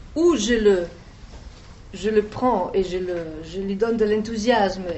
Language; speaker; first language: French; non-native, fluent; German